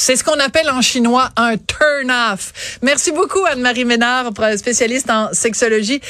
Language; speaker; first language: French; native; French